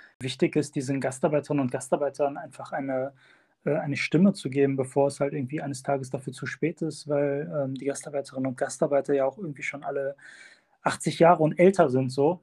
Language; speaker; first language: German; early bilingual, other home language; Turkish